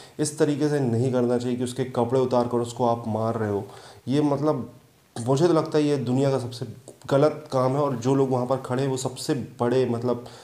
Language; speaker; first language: Hindi; native; Hindi